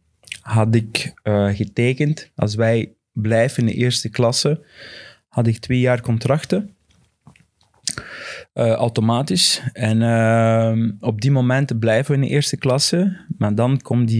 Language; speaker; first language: Dutch; non-native, fluent; Portuguese